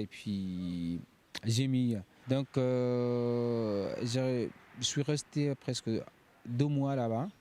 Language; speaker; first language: French; non-native, fluent; Arabic